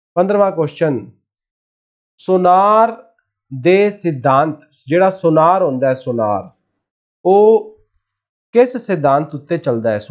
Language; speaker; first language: Hindi; non-native, local second language; Punjabi